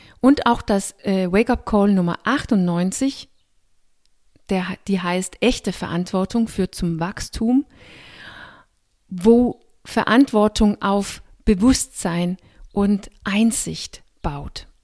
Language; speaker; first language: German; non-native, fluent; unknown